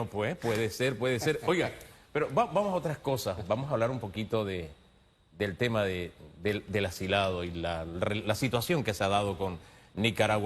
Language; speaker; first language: Spanish; native; Spanish